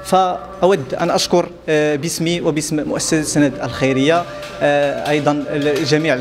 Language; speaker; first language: Arabic; native; Arabic